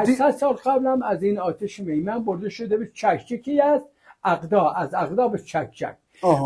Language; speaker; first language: Persian; native; Persian